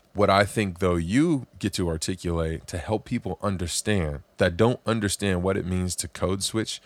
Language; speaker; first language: English; native; English